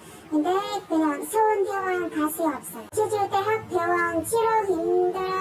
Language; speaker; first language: Korean; non-native, learner; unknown